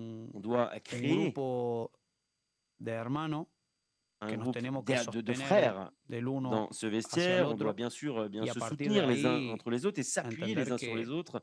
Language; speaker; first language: French; native; French